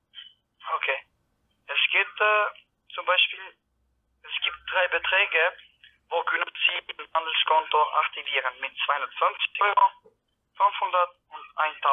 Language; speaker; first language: German; non-native, learner; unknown